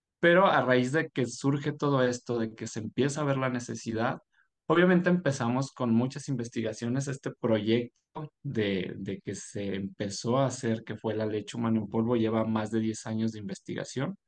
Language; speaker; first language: Spanish; native; Spanish